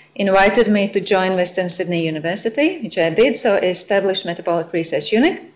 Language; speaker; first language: English; non-native, fluent; Latvian